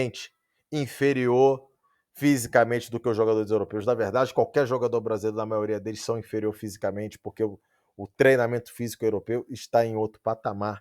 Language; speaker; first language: Portuguese; native; Portuguese